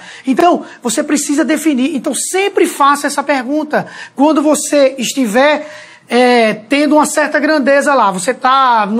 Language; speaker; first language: Portuguese; native; Portuguese